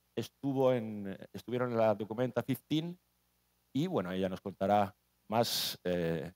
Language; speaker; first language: Spanish; native; Spanish